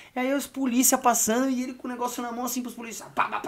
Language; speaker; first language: Portuguese; native; Portuguese